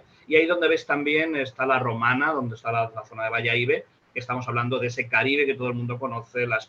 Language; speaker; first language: Spanish; native; Spanish